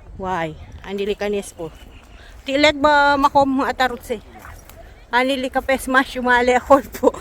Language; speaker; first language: Hebrew; non-native, learner; Filipino